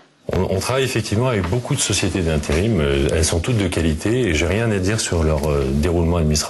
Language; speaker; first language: French; native; French